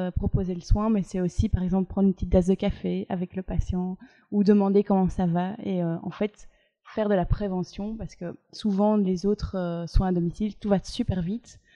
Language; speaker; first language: French; native; French